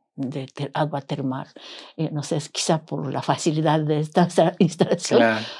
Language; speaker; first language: Spanish; non-native, fluent; Japanese